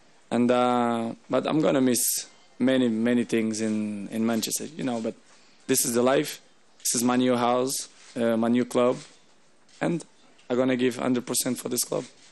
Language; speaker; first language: English; non-native, fluent; Portuguese